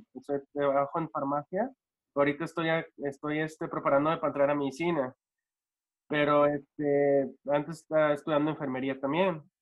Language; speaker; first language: Spanish; native; Spanish